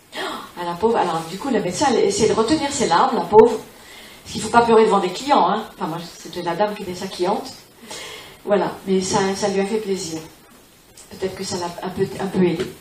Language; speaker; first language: French; non-native, fluent; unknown